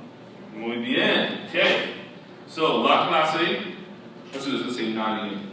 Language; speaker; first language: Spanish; non-native, fluent; English